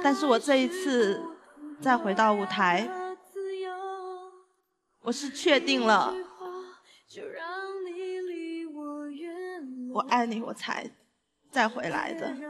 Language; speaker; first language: Chinese; non-native, fluent; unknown